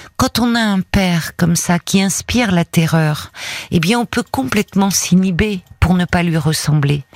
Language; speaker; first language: French; native; French